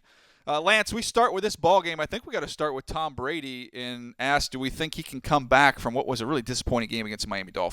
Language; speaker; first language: English; native; English